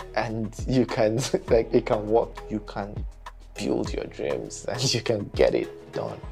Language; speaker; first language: English; non-native, local second language; Yoruba